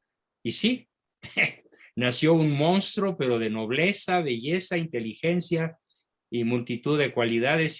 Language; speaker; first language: Spanish; native; Spanish